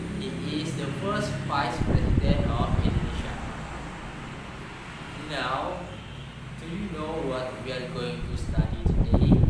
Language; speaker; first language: English; non-native, learner; Indonesian